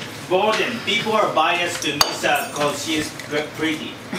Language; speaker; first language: English; non-native, fluent; Japanese